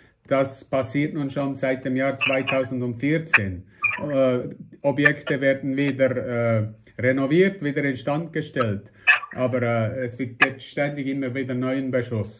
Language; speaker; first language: German; non-native, fluent; Russian